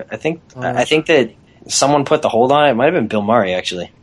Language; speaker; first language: English; native; English